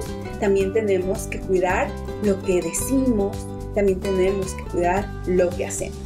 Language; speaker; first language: Spanish; native; Spanish